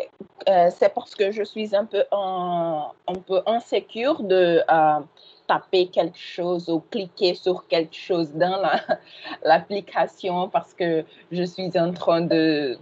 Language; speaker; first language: French; non-native, fluent; Portuguese